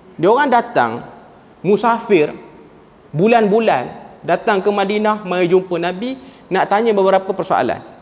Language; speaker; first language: Malay; native; Malay